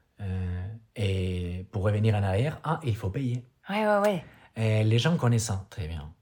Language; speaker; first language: French; non-native, fluent; Spanish